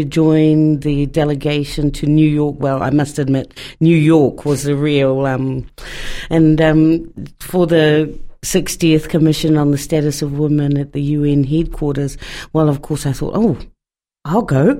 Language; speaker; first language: English; native; English